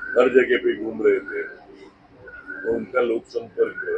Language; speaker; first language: Hindi; non-native, local second language; Marathi